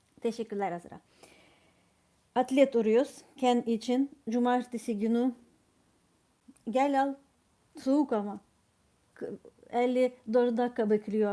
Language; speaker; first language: Turkish; non-native, fluent; Ukrainian